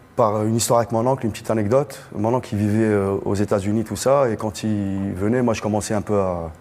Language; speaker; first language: French; non-native, local second language; Arabic